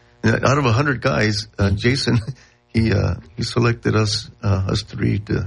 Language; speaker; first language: English; non-native, local second language; Spanish